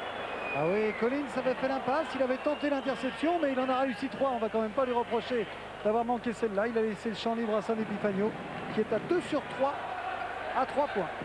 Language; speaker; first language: French; native; French